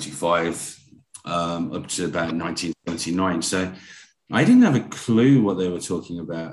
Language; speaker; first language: English; native; English